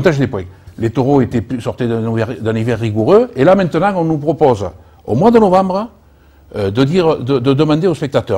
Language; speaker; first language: French; native; French